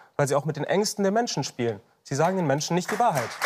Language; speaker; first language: German; native; German